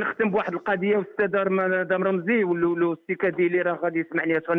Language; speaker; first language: Arabic; native; Arabic